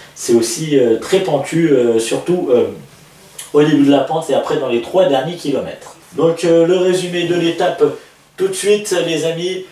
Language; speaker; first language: French; native; French